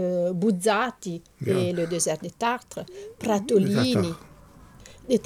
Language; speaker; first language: French; non-native, fluent; Italian